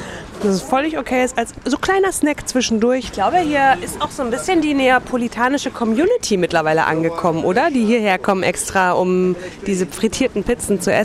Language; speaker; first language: German; native; German